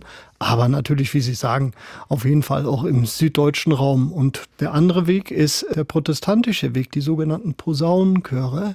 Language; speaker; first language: German; native; German